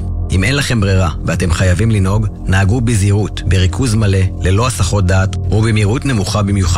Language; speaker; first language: Hebrew; native; Hebrew